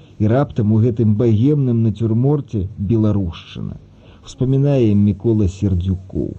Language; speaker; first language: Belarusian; early bilingual, other home language; Russian